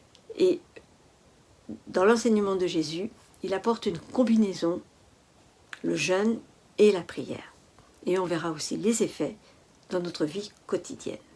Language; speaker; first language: French; native; French